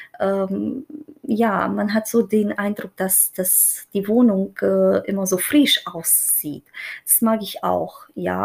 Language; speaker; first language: German; non-native, fluent; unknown